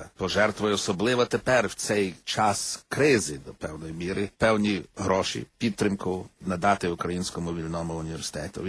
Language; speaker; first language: Ukrainian; early bilingual, heritage; Ukrainian